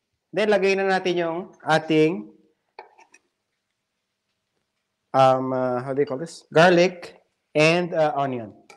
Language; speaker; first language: English; non-native, local second language; Filipino